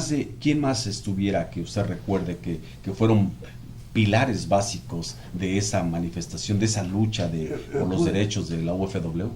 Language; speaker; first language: Spanish; native; Spanish